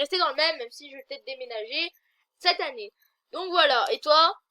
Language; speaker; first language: French; native; French